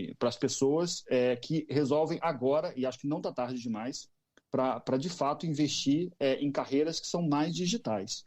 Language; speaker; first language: Portuguese; native; Portuguese